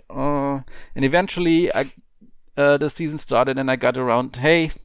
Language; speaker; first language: English; non-native, fluent; German